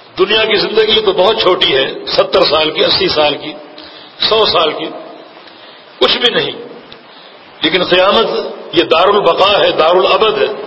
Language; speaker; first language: Urdu; native; Urdu